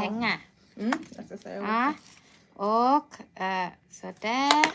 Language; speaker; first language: Swedish; non-native, learner; Thai